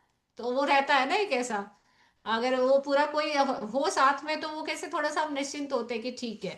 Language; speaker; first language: Hindi; native; Hindi